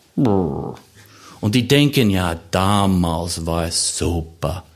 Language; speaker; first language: German; non-native, fluent; English